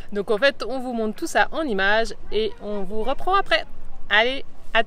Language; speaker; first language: French; native; French